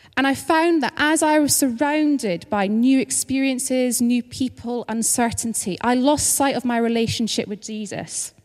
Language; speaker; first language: English; native; English